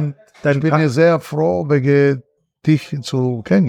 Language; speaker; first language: German; non-native, learner; Italian